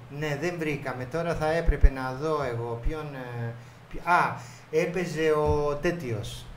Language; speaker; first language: Greek; non-native, fluent; Spanish